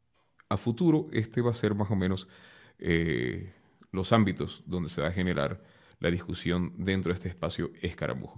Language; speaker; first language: Spanish; native; Spanish